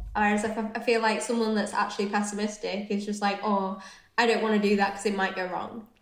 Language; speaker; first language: English; native; English